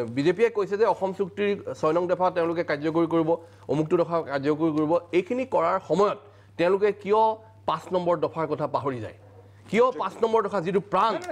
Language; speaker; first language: Assamese; native; Assamese